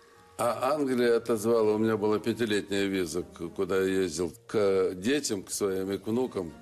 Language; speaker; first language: Russian; native; Russian